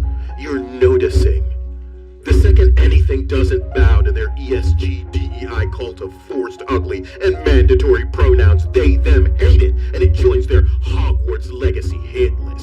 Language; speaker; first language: English; native; English